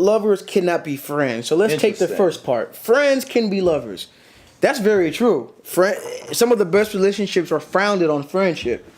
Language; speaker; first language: English; native; English